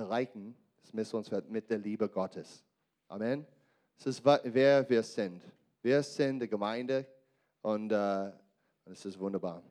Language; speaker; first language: German; non-native, learner; English